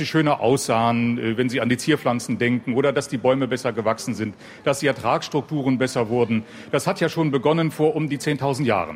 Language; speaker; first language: German; native; German